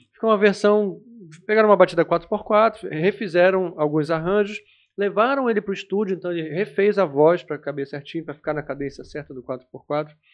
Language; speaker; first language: Portuguese; native; Portuguese